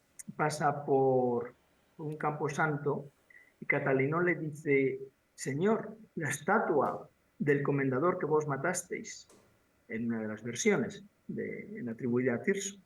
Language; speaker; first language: Spanish; native; Spanish